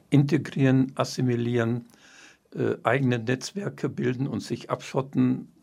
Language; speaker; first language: German; native; German